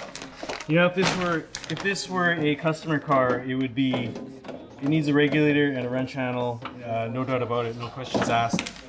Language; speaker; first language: English; native; English